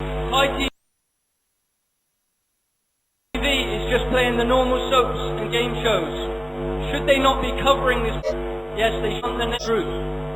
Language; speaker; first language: English; native; English